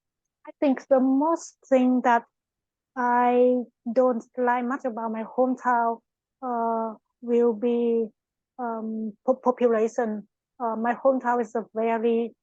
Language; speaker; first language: English; non-native, learner; Vietnamese